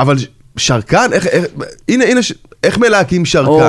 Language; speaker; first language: Hebrew; native; Hebrew